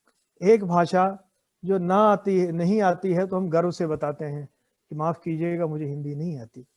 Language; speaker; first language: Hindi; native; Hindi